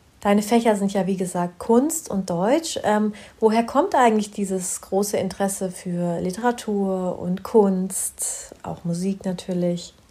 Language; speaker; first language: German; early bilingual, other home language; Turkish